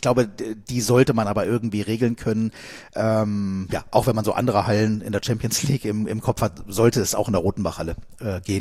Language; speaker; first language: German; native; German